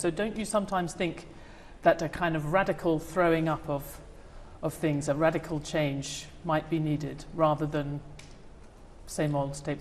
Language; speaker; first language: English; native; English